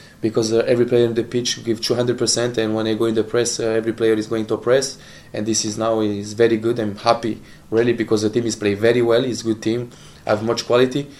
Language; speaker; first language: English; non-native, learner; Italian